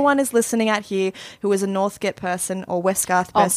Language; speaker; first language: English; native; English